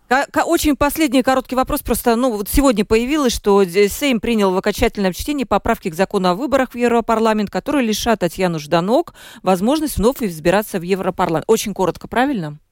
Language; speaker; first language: Russian; native; Russian